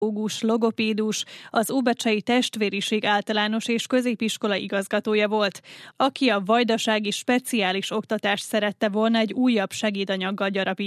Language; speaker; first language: Hungarian; native; Hungarian